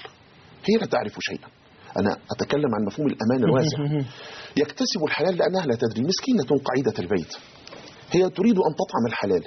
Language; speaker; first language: Arabic; native; Arabic